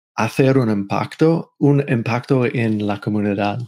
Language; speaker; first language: Spanish; non-native, fluent; English